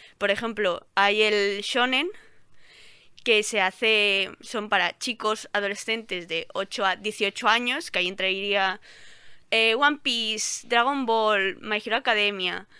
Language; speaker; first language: Spanish; non-native, local second language; Catalan